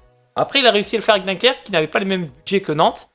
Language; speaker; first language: French; native; French